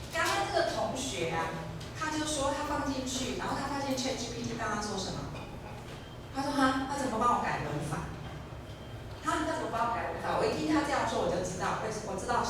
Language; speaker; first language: Chinese; native; Chinese